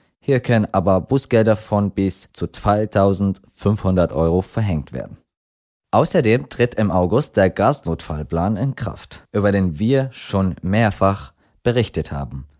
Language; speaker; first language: German; non-native, fluent; Arabic